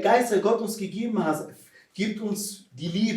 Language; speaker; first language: German; non-native, fluent; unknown